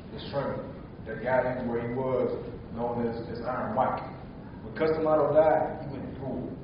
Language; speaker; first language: English; native; English